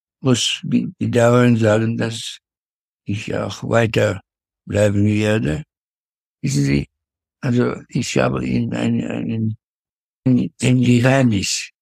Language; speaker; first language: German; non-native, fluent; Russian